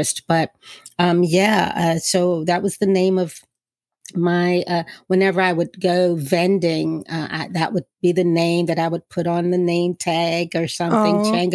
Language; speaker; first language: English; native; English